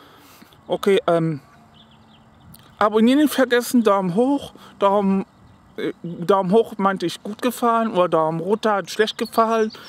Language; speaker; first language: German; non-native, learner; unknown